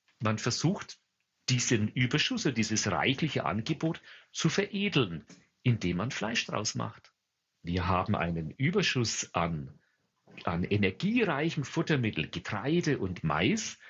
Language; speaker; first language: German; native; German